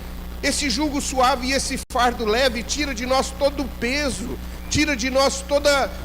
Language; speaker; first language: Portuguese; native; Portuguese